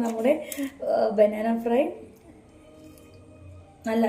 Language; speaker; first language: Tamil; non-native, learner; Malayalam